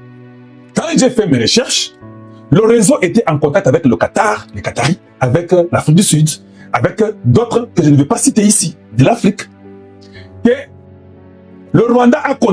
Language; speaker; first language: French; non-native, local second language; Lingala